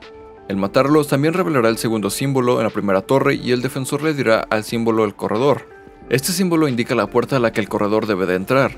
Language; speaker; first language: Spanish; native; Spanish